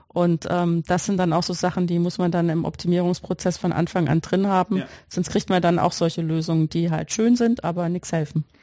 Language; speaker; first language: German; native; German